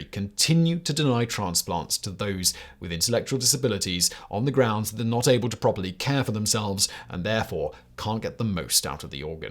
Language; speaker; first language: English; native; English